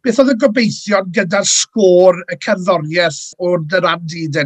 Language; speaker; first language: Welsh; native; Welsh